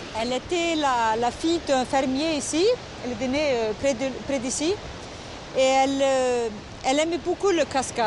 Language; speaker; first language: French; non-native, fluent; Icelandic